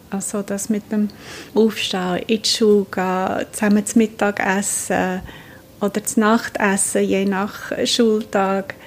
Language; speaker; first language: German; non-native, fluent; English